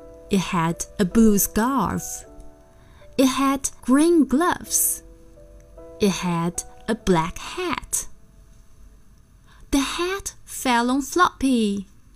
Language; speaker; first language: English; non-native, fluent; Chinese